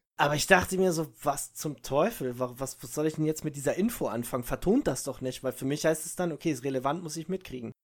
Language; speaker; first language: German; early bilingual, other home language; Italian